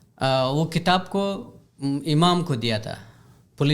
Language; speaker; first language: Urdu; non-native, learner; Hazaragi